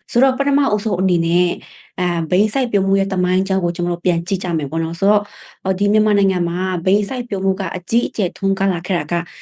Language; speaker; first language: Burmese; non-native, local second language; Shan